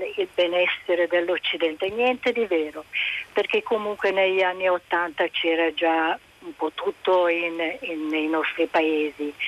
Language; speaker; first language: Italian; non-native, fluent; Hungarian